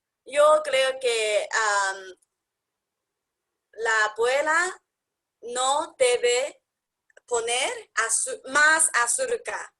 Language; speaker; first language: Spanish; non-native, learner; English